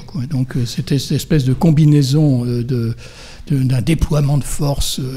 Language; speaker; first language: French; native; French